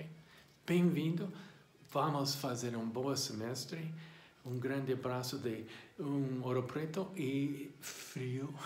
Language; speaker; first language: Portuguese; non-native, fluent; English